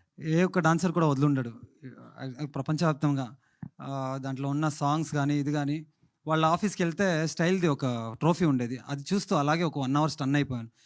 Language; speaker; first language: Telugu; native; Telugu